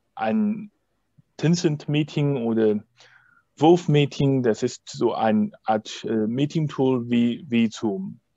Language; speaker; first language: German; non-native, fluent; Chinese